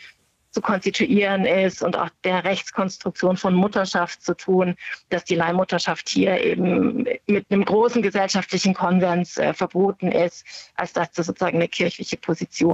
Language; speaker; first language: German; native; German